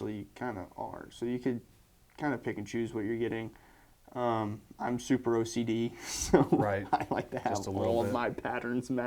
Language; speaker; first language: English; native; English